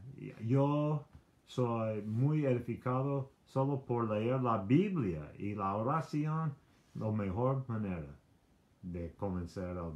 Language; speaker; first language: Spanish; non-native, learner; English